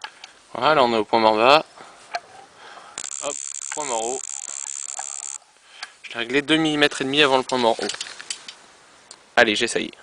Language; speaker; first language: French; native; French